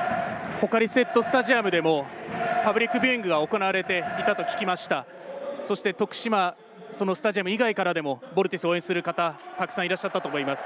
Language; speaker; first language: Japanese; native; Japanese